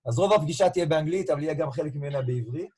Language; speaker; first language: Hebrew; native; Hebrew